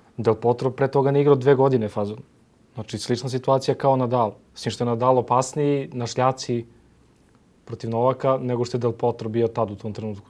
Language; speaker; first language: Serbian; native; Serbian